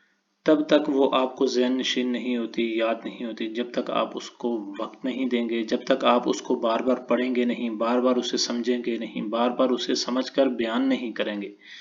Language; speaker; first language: Urdu; native; Urdu